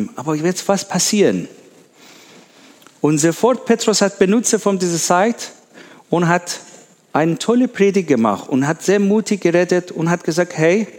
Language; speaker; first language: German; non-native, learner; Persian